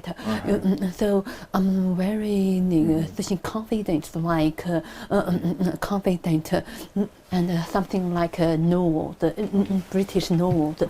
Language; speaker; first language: English; non-native, learner; Chinese